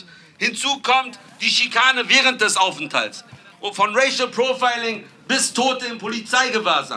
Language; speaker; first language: German; native; German